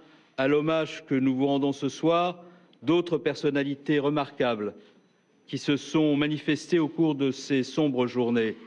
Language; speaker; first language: French; native; French